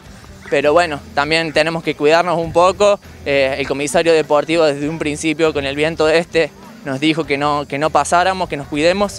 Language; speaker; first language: Spanish; native; Spanish